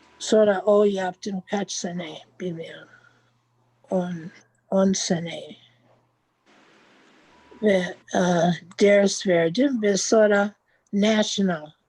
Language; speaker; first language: Turkish; non-native, learner; English